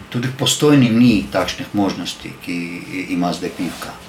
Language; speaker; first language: Slovenian; non-native, learner; Armenian